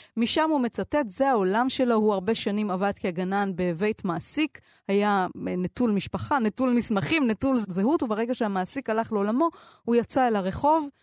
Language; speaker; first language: Hebrew; native; Hebrew